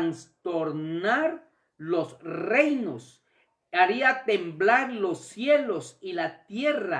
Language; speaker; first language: Spanish; native; Spanish